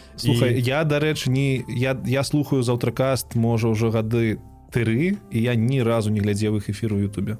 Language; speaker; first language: Belarusian; non-native, local second language; Russian